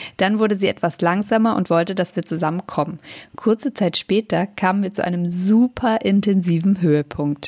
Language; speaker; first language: German; native; German